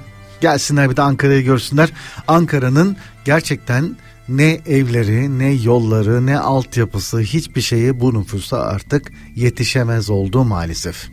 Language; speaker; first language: Turkish; native; Turkish